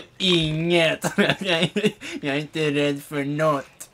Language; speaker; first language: Swedish; native; Swedish